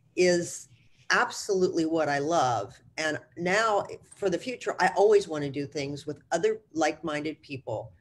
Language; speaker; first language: English; native; English